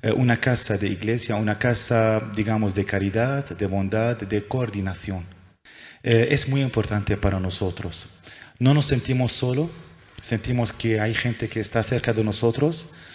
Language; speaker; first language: Spanish; non-native, fluent; Arabic